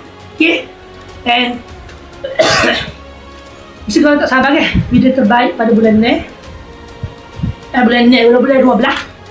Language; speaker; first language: Malay; native; Malay